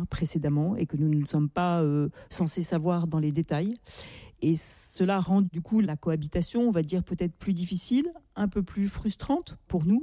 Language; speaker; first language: French; native; French